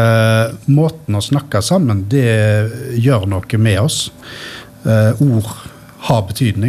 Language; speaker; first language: Norwegian; native; Norwegian